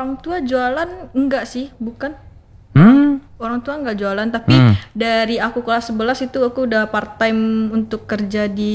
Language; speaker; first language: Indonesian; native; Indonesian